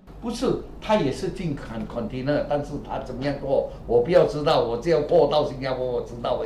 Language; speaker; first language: Chinese; early bilingual, heritage; Chinese